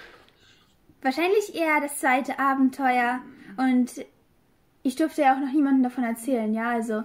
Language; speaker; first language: German; early bilingual, other home language; Russian